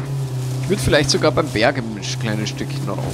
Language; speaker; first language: German; native; German